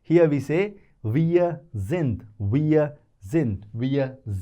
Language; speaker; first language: German; non-native, fluent; Hindi